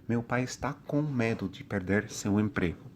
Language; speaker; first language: Portuguese; non-native, fluent; English